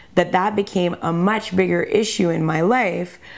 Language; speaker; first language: English; early bilingual, other home language; French